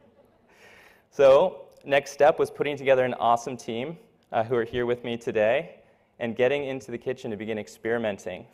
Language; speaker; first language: English; native; English